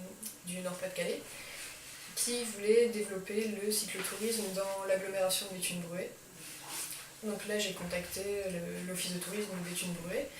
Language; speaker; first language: French; native; French